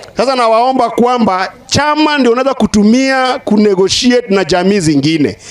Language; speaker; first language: Swahili; non-native, local second language; Luo (Kenya and Tanzania)